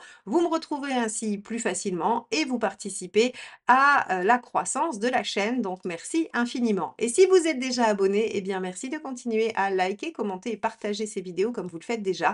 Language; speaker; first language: French; native; French